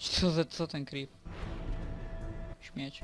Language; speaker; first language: Polish; native; Polish